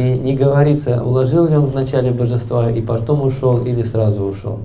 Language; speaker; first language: Russian; native; Russian